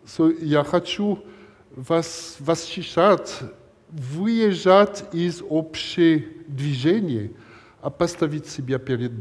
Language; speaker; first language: Russian; non-native, learner; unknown